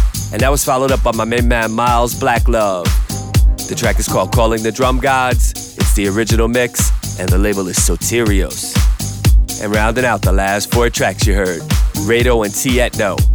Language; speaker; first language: English; native; English